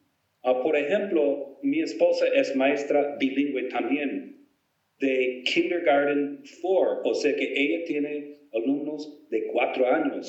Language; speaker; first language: Spanish; non-native, fluent; English